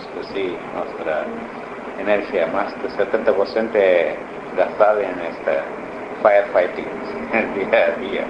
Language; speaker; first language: Spanish; non-native, learner; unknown